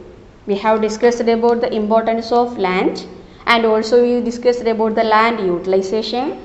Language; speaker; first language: English; non-native, local second language; Malayalam